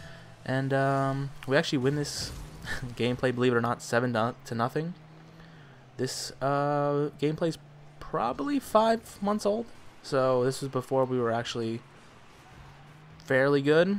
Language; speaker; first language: English; native; English